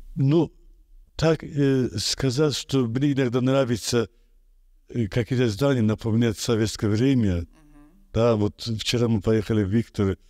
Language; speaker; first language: Russian; non-native, local second language; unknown